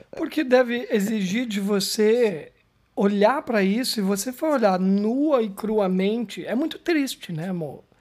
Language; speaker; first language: Portuguese; native; Portuguese